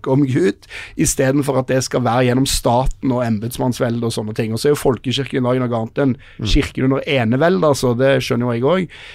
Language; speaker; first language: Norwegian; native; Norwegian